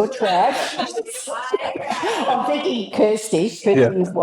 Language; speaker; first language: English; native; English